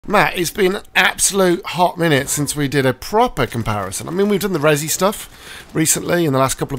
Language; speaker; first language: English; native; English